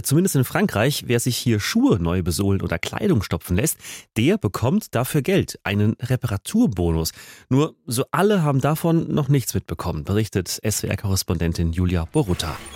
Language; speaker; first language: German; native; German